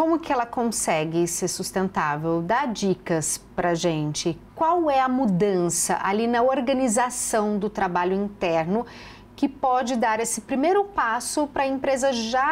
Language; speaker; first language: Portuguese; native; Portuguese